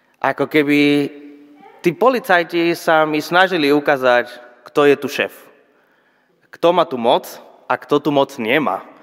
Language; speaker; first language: Slovak; non-native, fluent; Spanish